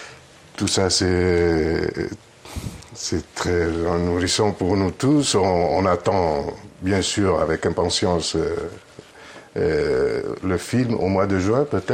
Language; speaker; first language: French; non-native, fluent; Greek